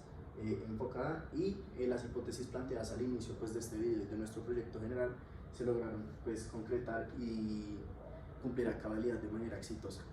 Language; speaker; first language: Spanish; native; Spanish